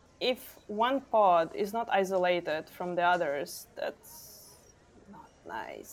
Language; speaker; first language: English; non-native, fluent; Ukrainian